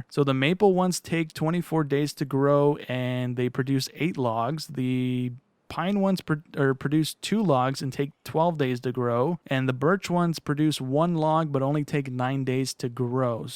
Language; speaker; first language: English; native; English